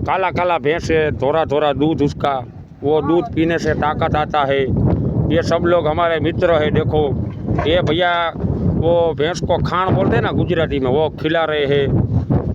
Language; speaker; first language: Hindi; non-native, local second language; Gujarati